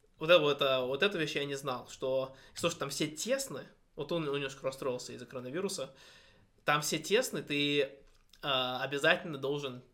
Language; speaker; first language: Russian; early bilingual, heritage; Russian